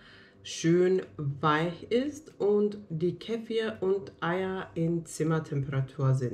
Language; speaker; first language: German; non-native, fluent; Finnish